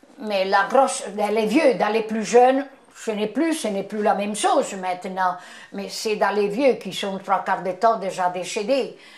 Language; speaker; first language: French; non-native, fluent; Italian